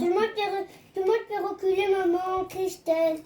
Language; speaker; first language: French; native; French